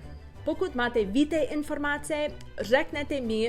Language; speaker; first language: Czech; non-native, learner; English